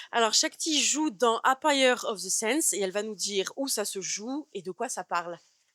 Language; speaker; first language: French; native; French